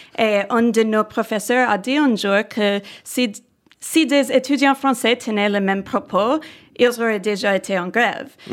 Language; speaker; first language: French; non-native, fluent; English